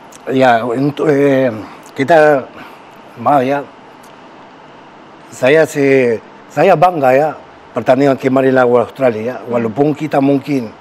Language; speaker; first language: Indonesian; non-native, fluent; Spanish